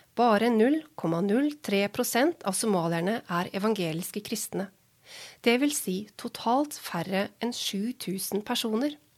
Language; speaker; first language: Norwegian; native; Norwegian